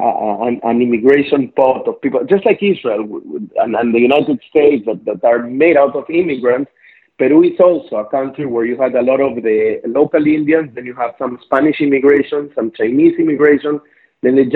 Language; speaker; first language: English; non-native, fluent; Spanish